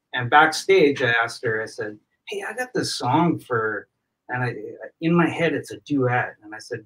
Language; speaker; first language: English; native; English